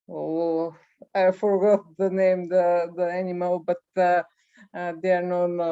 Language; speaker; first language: English; non-native, learner; Bulgarian